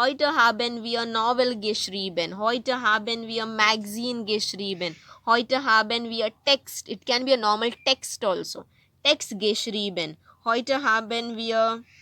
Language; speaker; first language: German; non-native, fluent; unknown